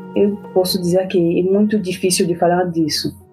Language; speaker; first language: Portuguese; non-native, fluent; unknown